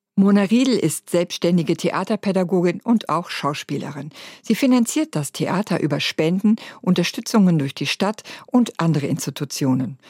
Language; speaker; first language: German; native; German